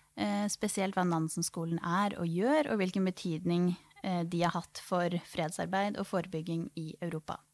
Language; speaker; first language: Norwegian; native; Norwegian